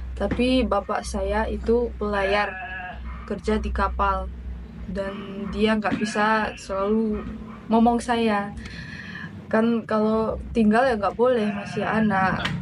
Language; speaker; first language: Indonesian; early bilingual, other home language; Russian